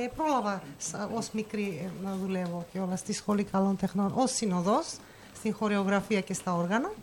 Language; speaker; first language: Greek; non-native, fluent; Russian